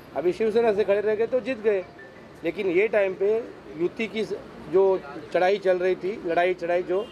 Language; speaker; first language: Hindi; non-native, local second language; Marathi